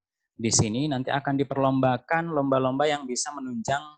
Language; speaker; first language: Indonesian; native; Indonesian